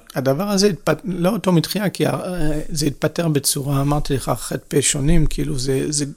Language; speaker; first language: Hebrew; non-native, fluent; French